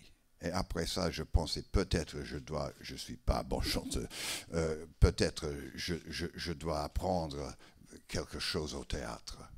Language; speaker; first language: French; non-native, learner; English